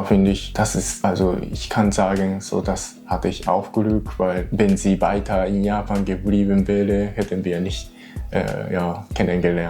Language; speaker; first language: German; non-native, learner; Japanese